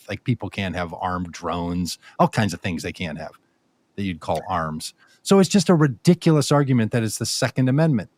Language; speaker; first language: English; native; English